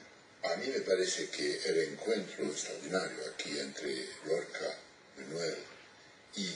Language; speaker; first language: Spanish; non-native, fluent; French